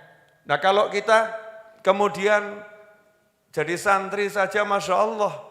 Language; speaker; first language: Indonesian; native; Indonesian